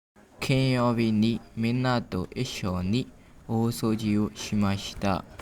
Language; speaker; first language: Japanese; non-native, learner; Burmese